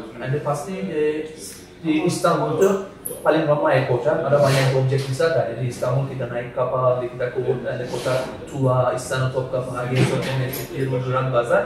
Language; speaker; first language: Indonesian; non-native, learner; Turkish